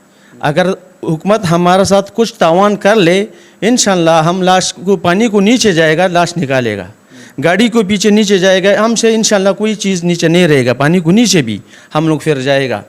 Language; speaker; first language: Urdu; non-native, local second language; Pashto